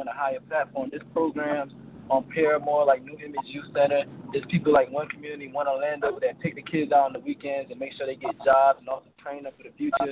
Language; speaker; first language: English; native; English